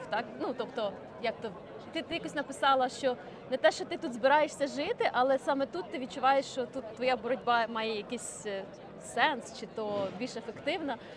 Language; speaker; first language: Ukrainian; native; Ukrainian